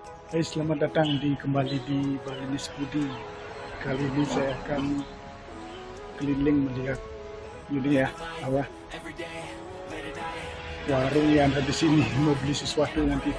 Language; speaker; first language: Indonesian; non-native, local second language; Balinese